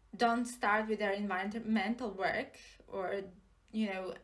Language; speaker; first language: English; non-native, fluent; Serbian